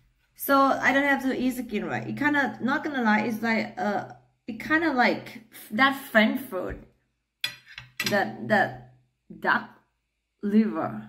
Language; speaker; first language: English; non-native, learner; Thai